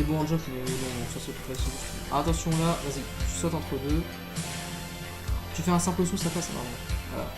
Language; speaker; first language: French; native; French